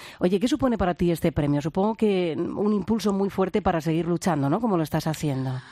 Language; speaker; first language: Spanish; native; Spanish